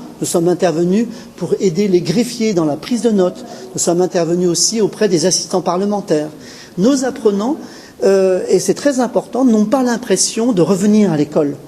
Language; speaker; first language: French; native; French